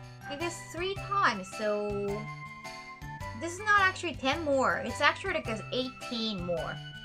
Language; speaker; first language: English; non-native, fluent; Japanese